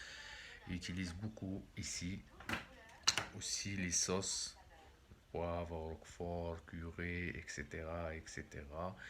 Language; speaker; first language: French; non-native, local second language; Arabic